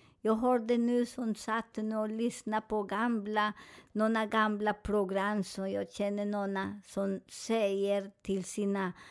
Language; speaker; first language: Swedish; non-native, fluent; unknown